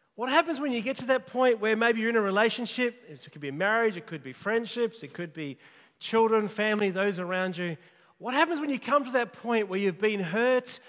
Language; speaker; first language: English; native; English